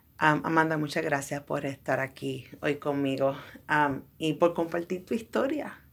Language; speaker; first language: Spanish; early bilingual, heritage; Spanish